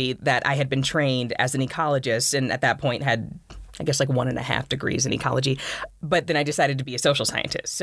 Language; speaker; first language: English; native; English